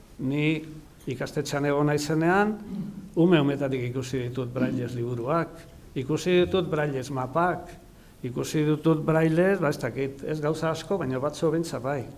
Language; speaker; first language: Basque; native; Basque